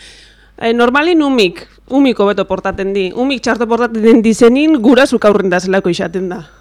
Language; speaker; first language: Basque; native; Basque